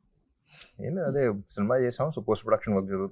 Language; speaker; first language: Telugu; native; Telugu